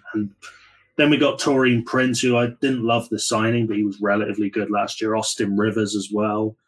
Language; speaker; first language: English; native; English